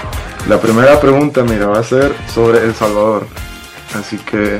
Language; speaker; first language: Spanish; native; Spanish